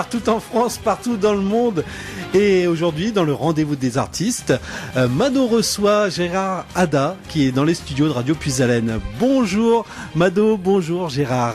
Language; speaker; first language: French; native; French